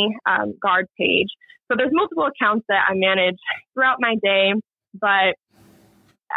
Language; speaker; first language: English; native; English